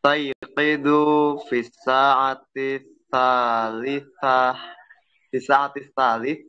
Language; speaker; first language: Arabic; non-native, learner; Indonesian